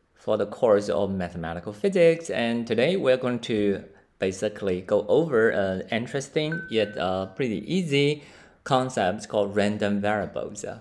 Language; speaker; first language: English; non-native, fluent; Chinese